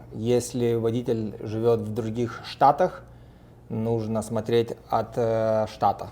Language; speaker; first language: Russian; non-native, fluent; Lithuanian